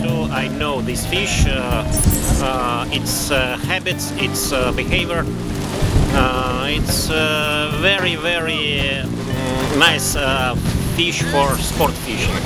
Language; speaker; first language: English; non-native, fluent; Russian